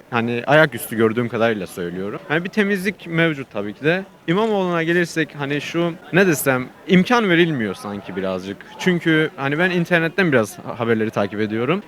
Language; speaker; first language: Turkish; native; Turkish